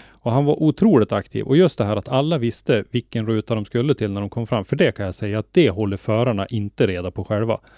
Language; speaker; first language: Swedish; native; Swedish